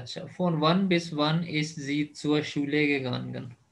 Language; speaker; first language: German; non-native, fluent; Urdu